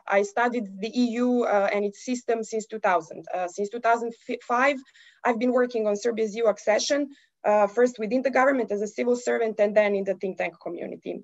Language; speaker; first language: English; non-native, fluent; Serbian